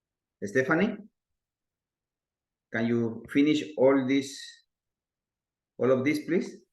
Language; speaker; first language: English; non-native, learner; Spanish